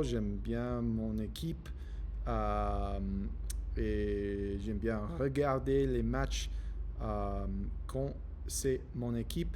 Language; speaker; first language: French; non-native, learner; English